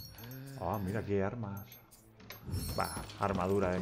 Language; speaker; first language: Spanish; native; Spanish